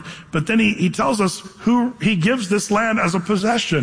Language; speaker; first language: English; native; English